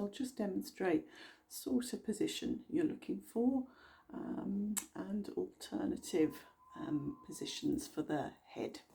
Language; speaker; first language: English; native; English